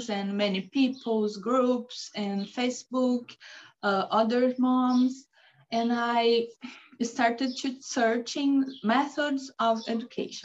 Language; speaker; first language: English; non-native, learner; Portuguese